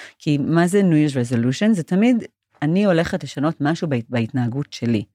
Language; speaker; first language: Hebrew; non-native, fluent; English